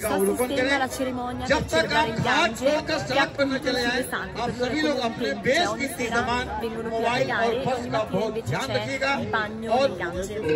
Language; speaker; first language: Italian; native; Italian